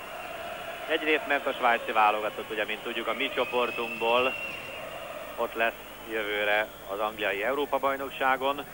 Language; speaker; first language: Hungarian; native; Hungarian